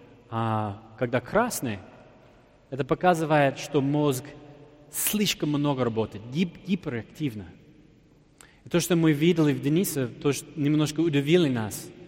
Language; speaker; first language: Russian; non-native, fluent; English